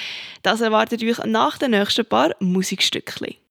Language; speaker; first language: German; native; German